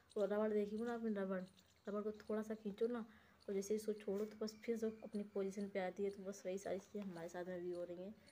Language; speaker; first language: Hindi; native; Hindi